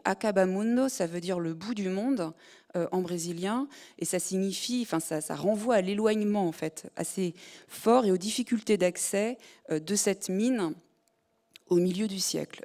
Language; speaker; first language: French; native; French